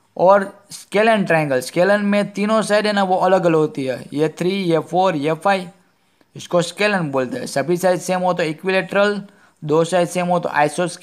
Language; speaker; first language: Hindi; non-native, local second language; Gujarati